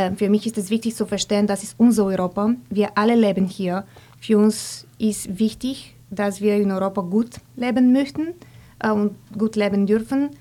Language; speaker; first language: German; non-native, fluent; Bulgarian